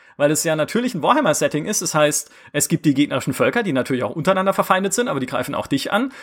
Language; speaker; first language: German; native; German